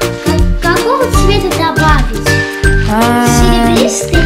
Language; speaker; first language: Russian; early bilingual, heritage; Russian